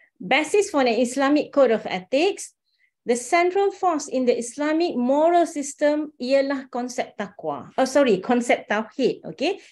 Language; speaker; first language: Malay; native; Malay